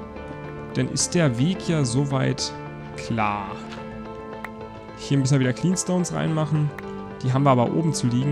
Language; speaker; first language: German; native; German